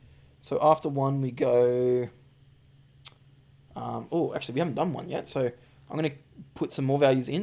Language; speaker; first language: English; native; English